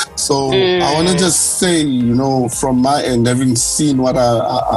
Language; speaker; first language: English; non-native, local second language; Zulu